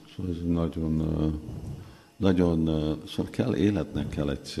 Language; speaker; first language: Hungarian; non-native, learner; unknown